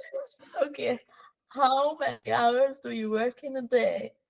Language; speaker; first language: English; non-native, learner; Hungarian